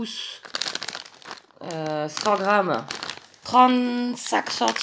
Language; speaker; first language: French; native; French